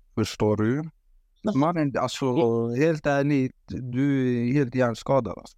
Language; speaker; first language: Swedish; early bilingual, other home language; Kurdish